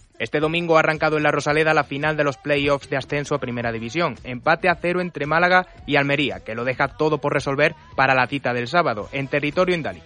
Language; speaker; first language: Spanish; native; Spanish